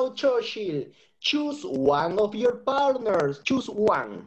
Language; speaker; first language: English; non-native, fluent; Spanish